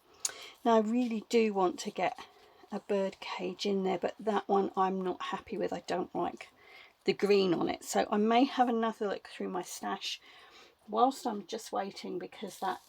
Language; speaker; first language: English; native; English